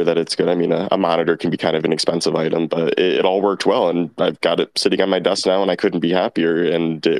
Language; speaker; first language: English; native; English